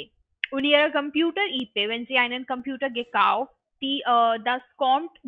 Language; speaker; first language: German; non-native, learner; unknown